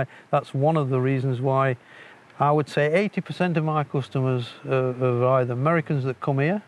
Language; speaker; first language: English; native; English